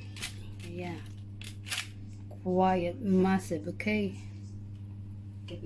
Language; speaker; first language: English; non-native, learner; Filipino